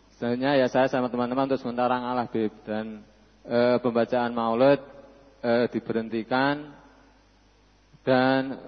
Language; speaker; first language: Indonesian; non-native, local second language; Javanese